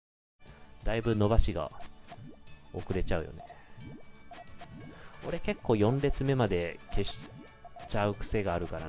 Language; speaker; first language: Japanese; native; Japanese